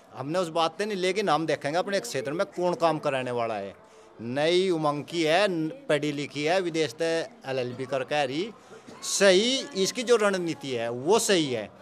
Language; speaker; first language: Hindi; native; Hindi